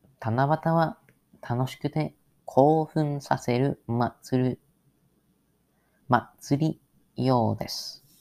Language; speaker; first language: Japanese; non-native, learner; English